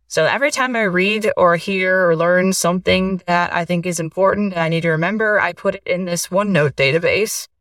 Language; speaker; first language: English; native; English